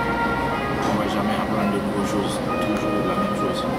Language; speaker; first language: French; non-native, learner; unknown